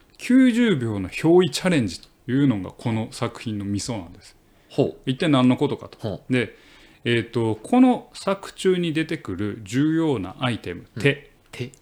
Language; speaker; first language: Japanese; native; Japanese